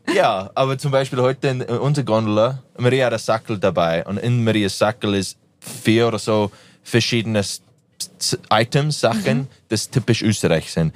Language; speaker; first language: German; non-native, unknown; English